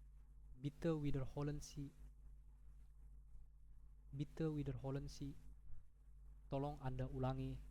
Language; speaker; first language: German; non-native, fluent; Indonesian